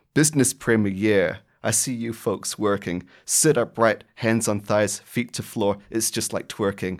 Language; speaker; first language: English; native; English